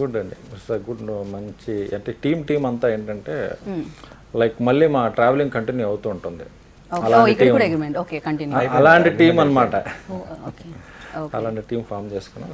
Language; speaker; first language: Telugu; native; Telugu